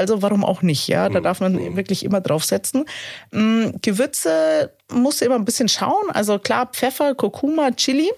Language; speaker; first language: German; native; German